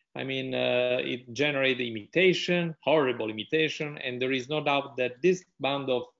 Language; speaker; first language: English; non-native, fluent; Italian